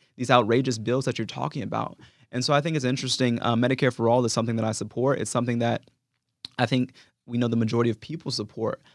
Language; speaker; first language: English; native; English